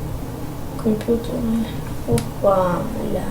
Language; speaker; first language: Russian; early bilingual, heritage; Russian